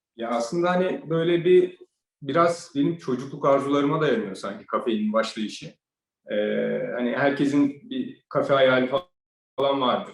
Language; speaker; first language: Turkish; native; Turkish